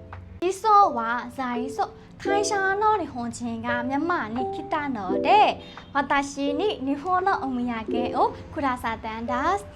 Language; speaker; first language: Japanese; non-native, learner; Burmese